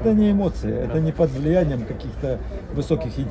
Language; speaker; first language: Russian; native; Russian